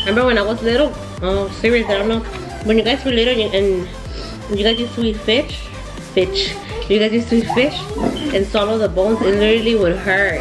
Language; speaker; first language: English; early bilingual, other home language; Spanish